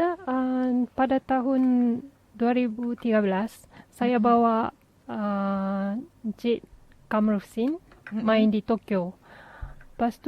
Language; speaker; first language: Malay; non-native, fluent; Japanese